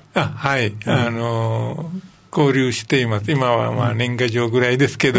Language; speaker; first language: Japanese; non-native, fluent; Sinhala